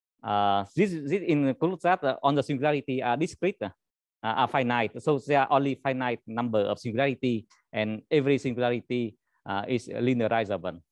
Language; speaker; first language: English; non-native, learner; Vietnamese